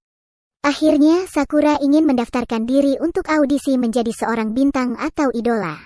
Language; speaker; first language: Indonesian; native; Indonesian